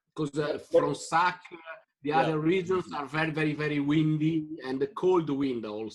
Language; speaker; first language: English; non-native, fluent; Italian